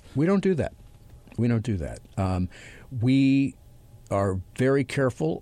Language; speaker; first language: English; native; English